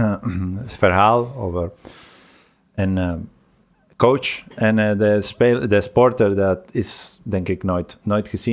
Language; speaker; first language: Dutch; non-native, fluent; Spanish